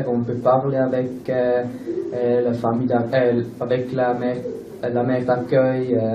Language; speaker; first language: French; non-native, local second language; German